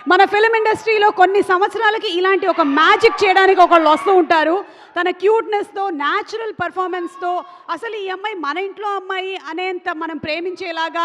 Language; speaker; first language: Telugu; native; Telugu